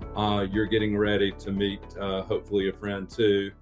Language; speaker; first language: English; native; English